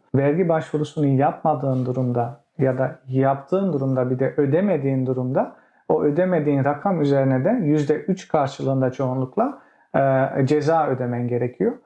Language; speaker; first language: Turkish; early bilingual, heritage; Turkish